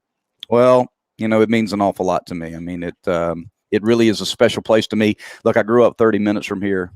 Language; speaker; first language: English; native; English